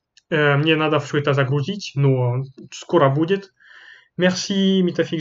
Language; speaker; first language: Russian; non-native, fluent; French